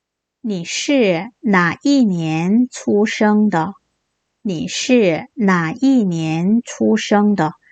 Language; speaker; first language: Chinese; non-native, fluent; Korean